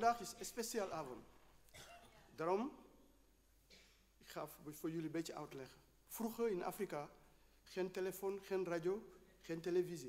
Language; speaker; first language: Dutch; non-native, learner; Wolof